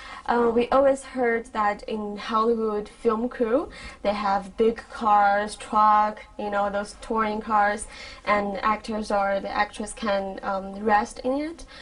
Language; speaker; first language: English; non-native, fluent; Chinese